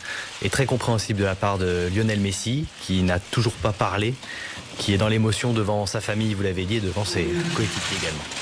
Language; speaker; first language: French; native; French